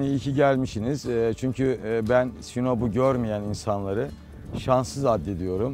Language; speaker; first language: Turkish; native; Turkish